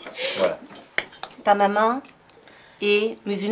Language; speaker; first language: French; native; French